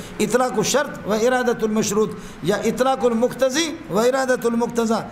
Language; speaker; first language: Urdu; non-native, local second language; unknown